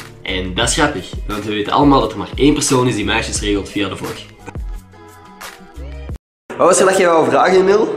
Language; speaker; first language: Dutch; native; Dutch